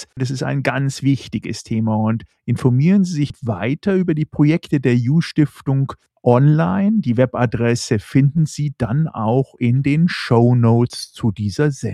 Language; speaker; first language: German; native; German